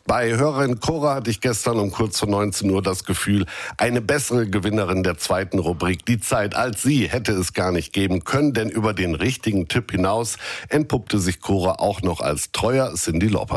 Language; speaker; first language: German; native; German